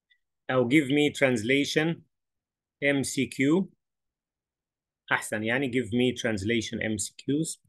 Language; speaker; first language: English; non-native, fluent; Arabic